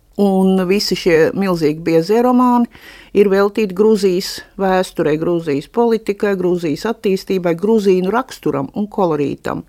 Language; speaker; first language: Latvian; native; Latvian